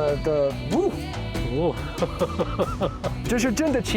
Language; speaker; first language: Chinese; non-native, learner; English